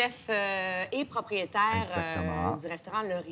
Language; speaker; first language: French; native; French